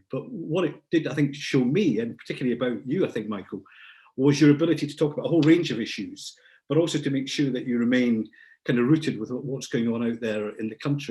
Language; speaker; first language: English; native; English